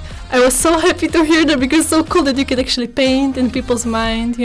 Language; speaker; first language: English; non-native, fluent; Slovak